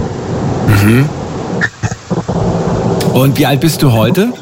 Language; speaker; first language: German; native; German